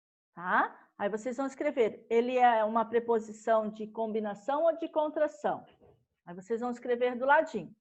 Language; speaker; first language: Portuguese; native; Portuguese